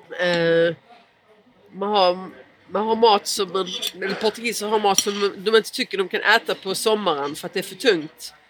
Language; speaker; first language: Swedish; early bilingual, other home language; Portuguese